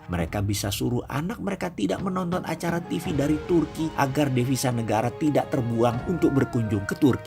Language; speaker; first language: Indonesian; native; Indonesian